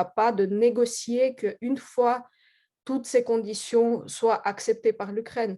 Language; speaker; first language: French; non-native, fluent; Russian